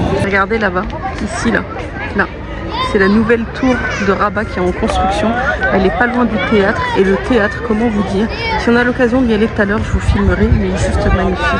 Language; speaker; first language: French; early bilingual, other home language; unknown